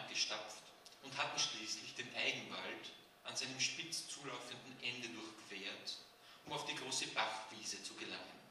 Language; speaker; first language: German; native; German